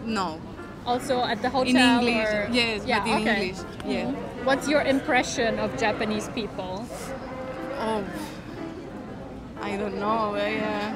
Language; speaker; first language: English; non-native, fluent; German